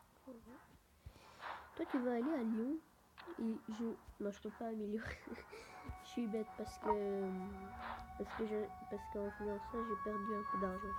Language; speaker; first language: French; native; French